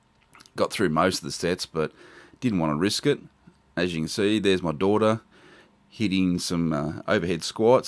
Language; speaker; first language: English; native; English